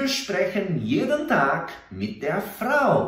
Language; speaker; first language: German; non-native, fluent; Portuguese